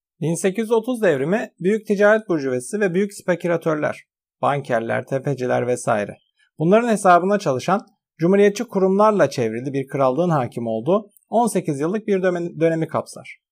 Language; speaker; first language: Turkish; native; Turkish